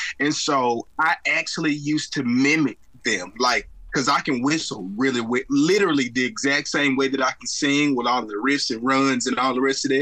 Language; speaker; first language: English; native; English